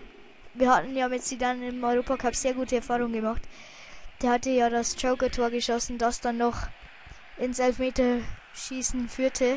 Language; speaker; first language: German; native; German